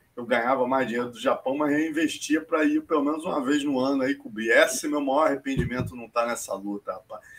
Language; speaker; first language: Portuguese; native; Portuguese